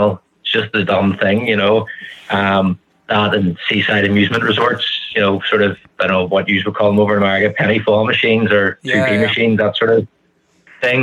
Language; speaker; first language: English; native; English